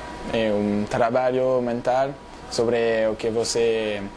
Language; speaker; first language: Portuguese; non-native, learner; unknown